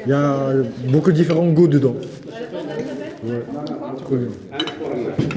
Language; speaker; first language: French; non-native, learner; Uzbek